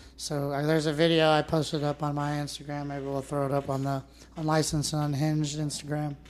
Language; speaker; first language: English; native; English